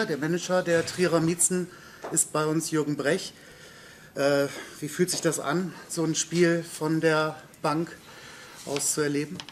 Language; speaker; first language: German; native; German